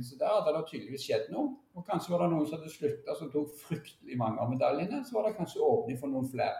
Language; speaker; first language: Norwegian; native; Norwegian